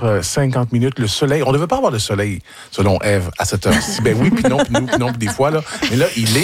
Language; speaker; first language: French; native; French